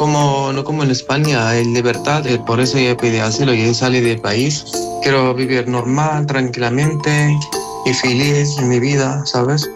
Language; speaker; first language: Spanish; non-native, learner; Arabic